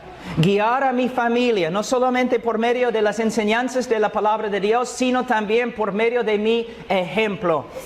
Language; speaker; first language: Spanish; non-native, fluent; English